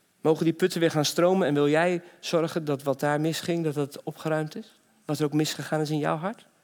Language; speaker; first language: Dutch; native; Dutch